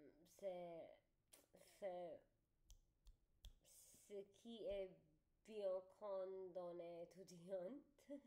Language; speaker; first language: French; non-native, learner; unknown